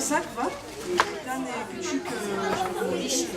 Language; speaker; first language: Turkish; non-native, learner; French